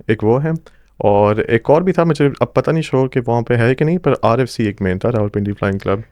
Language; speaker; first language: Urdu; non-native, local second language; Punjabi